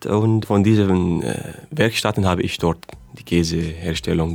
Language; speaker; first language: German; non-native, learner; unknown